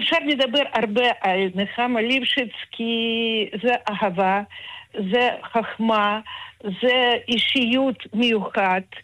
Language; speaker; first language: Hebrew; non-native, fluent; Russian